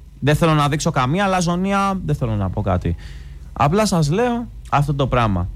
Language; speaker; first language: Greek; native; Greek